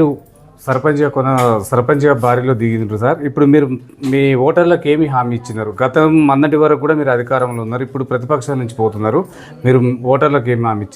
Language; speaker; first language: Telugu; native; Telugu